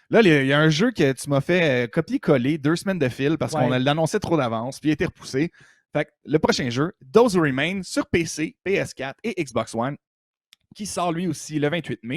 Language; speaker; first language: French; native; French